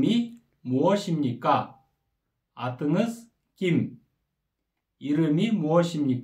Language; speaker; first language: Korean; non-native, learner; Kyrgyz